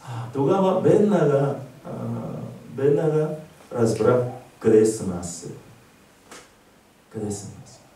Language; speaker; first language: Bulgarian; non-native, learner; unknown